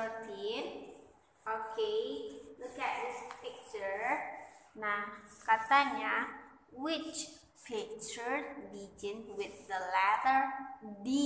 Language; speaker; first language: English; non-native, learner; Indonesian